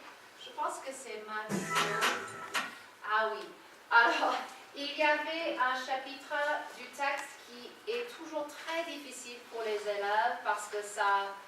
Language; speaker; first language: French; non-native, fluent; English